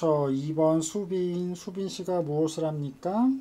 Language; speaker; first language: Korean; native; Korean